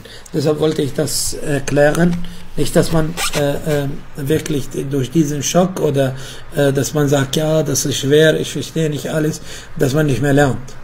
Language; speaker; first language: German; non-native, fluent; Arabic